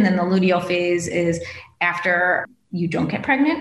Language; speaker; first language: English; native; English